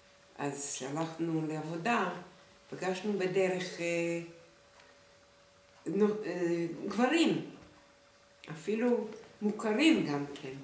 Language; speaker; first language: Hebrew; non-native, fluent; Hungarian